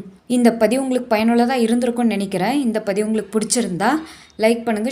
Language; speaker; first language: Tamil; native; Tamil